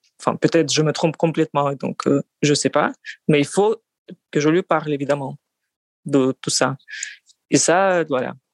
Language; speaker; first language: French; non-native, fluent; Russian